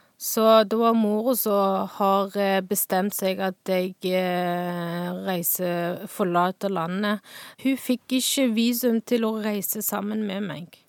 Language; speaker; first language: Norwegian; non-native, fluent; Uyghur